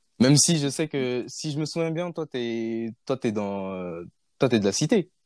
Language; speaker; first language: French; early bilingual, other home language; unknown